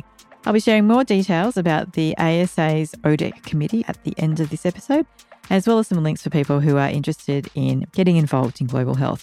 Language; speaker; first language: English; native; English